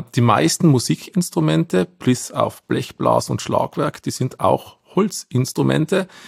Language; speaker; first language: German; native; German